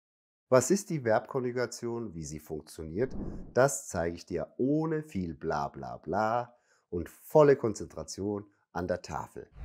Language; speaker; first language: German; non-native, fluent; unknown